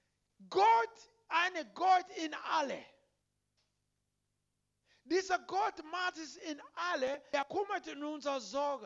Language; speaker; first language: German; non-native, learner; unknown